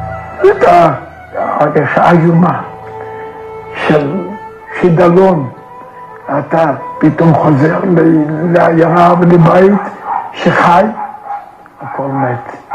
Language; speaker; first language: Hebrew; non-native, fluent; Yiddish